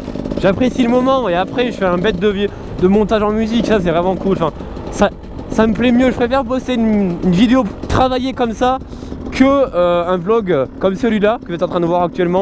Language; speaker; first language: French; native; French